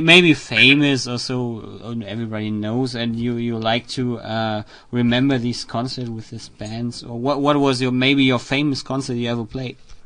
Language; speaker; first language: English; non-native, learner; German